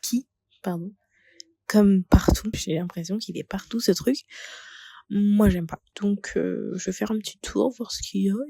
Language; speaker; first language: French; native; French